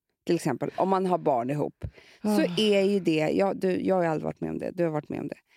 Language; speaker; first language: Swedish; native; Swedish